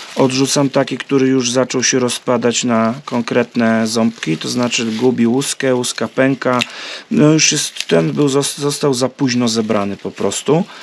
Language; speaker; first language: Polish; native; Polish